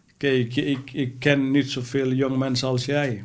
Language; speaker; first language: Dutch; non-native, fluent; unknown